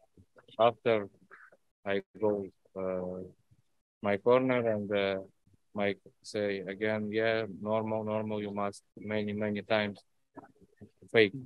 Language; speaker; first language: English; non-native, learner; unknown